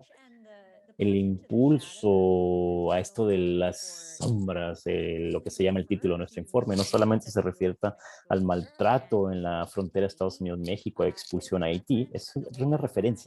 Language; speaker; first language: Spanish; non-native, fluent; English